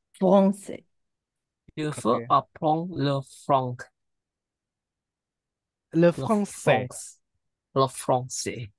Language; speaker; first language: French; non-native, learner; Indonesian